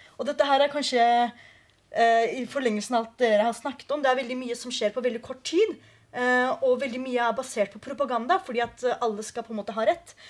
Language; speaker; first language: Norwegian; early bilingual, other home language; Kurdish